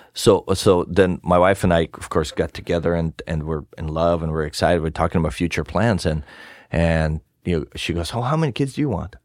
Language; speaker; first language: English; non-native, fluent; Russian